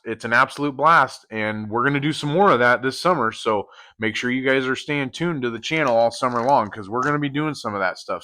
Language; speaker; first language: English; native; English